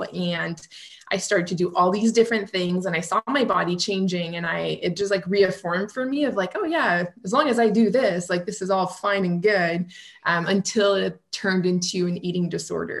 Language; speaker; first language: English; non-native, fluent; French